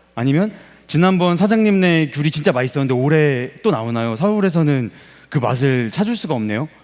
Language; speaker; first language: Korean; native; Korean